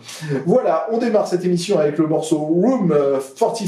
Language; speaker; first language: French; native; French